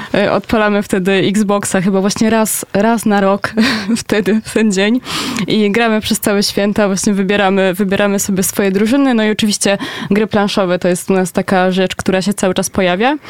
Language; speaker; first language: Polish; native; Polish